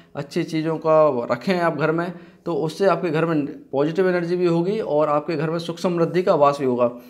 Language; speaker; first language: Hindi; native; Hindi